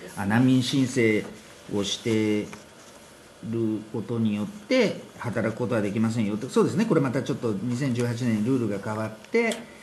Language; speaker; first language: Japanese; native; Japanese